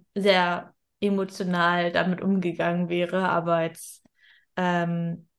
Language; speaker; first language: German; native; German